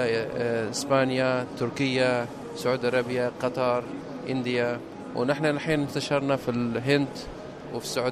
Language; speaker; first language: Arabic; non-native, fluent; Turkish